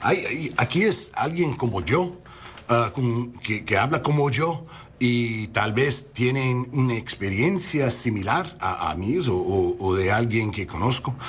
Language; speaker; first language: Spanish; non-native, learner; English